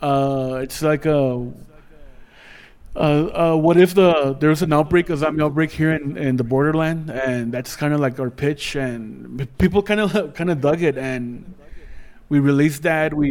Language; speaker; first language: English; early bilingual, other home language; Spanish